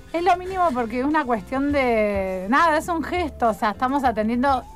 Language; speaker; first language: Spanish; native; Spanish